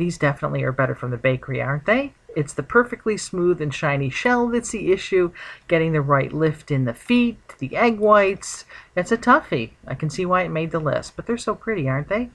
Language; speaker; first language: English; native; English